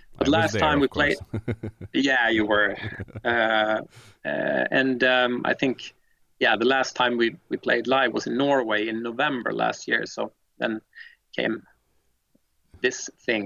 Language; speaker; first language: English; non-native, fluent; Swedish